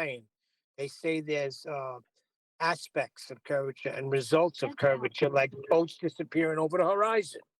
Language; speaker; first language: English; native; English